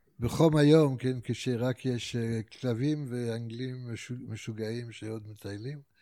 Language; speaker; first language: Hebrew; non-native, fluent; French